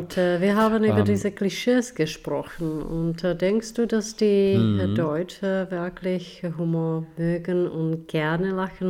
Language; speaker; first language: German; non-native, fluent; Czech